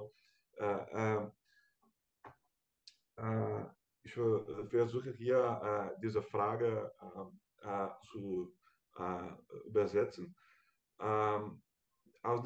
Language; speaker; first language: German; non-native, fluent; Portuguese